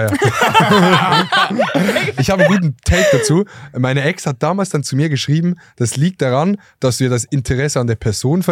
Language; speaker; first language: German; native; German